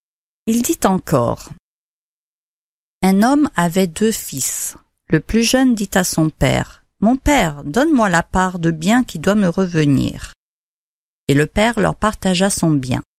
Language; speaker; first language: French; native; French